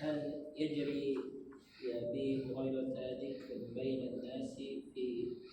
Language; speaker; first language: Arabic; non-native, learner; Indonesian